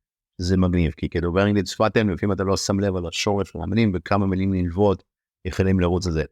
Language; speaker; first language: Hebrew; native; Hebrew